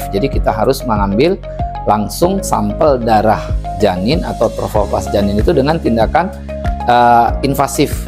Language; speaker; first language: Indonesian; native; Indonesian